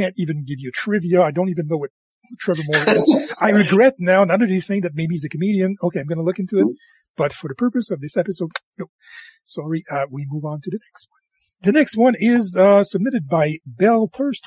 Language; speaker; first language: English; native; English